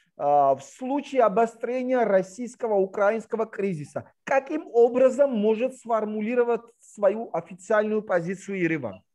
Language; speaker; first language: Russian; non-native, local second language; Georgian